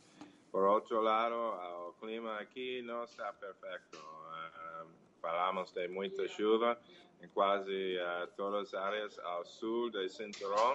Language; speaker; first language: Portuguese; non-native, learner; English